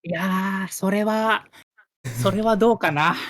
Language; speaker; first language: Japanese; native; Japanese